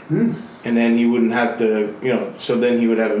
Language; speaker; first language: English; native; English